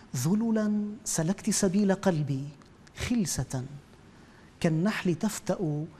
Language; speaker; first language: Arabic; native; Arabic